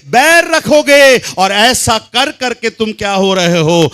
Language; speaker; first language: Hindi; non-native, local second language; Telugu